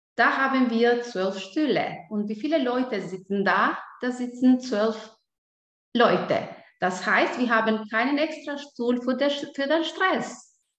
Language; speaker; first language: German; non-native, fluent; Albanian